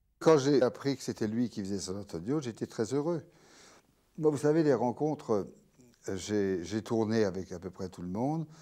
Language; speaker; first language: French; native; French